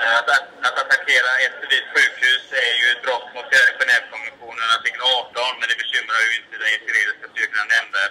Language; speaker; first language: Swedish; native; Swedish